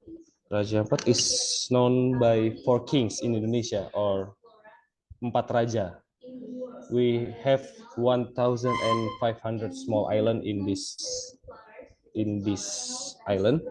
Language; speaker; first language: English; non-native, local second language; Indonesian